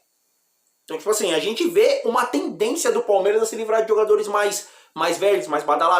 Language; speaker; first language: Portuguese; native; Portuguese